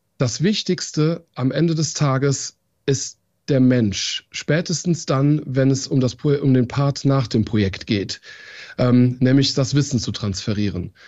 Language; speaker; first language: German; early bilingual, other home language; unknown